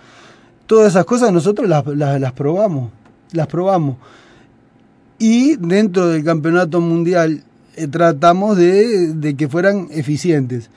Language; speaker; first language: Spanish; native; Spanish